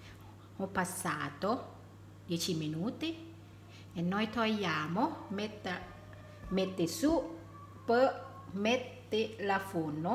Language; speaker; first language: Italian; non-native, learner; Thai